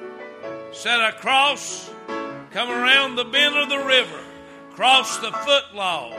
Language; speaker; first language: English; native; English